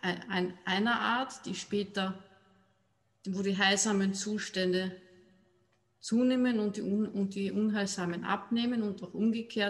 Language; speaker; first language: German; native; German